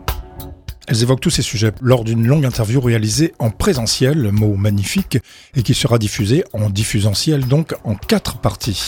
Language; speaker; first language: French; native; French